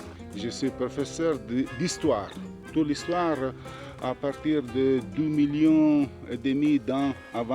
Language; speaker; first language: French; non-native, learner; Italian